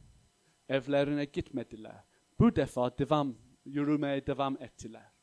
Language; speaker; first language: Turkish; non-native, fluent; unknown